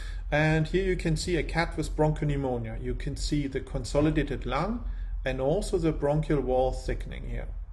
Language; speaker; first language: English; non-native, fluent; German